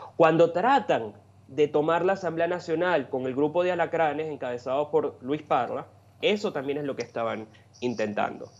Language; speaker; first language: Spanish; native; Spanish